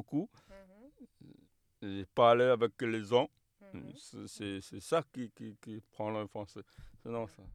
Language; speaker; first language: French; non-native, learner; Chinese